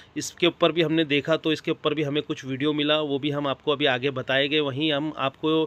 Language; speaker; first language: Hindi; native; Hindi